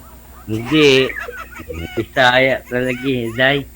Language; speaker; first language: Filipino; non-native, local second language; Cebuano